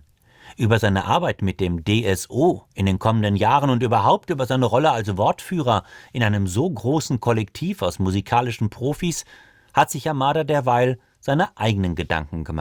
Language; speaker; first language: German; native; German